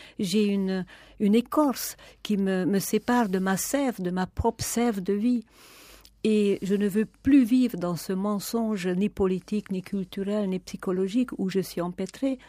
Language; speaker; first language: French; non-native, fluent; Hungarian